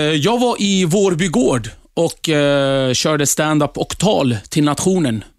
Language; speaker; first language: Swedish; early bilingual, other home language; Kurdish